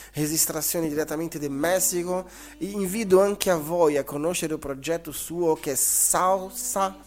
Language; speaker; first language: Italian; non-native, fluent; Portuguese